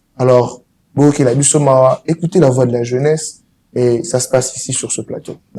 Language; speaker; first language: French; non-native, local second language; Lingala